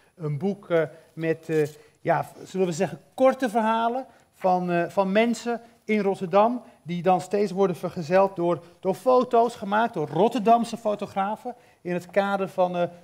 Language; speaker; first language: Dutch; native; Dutch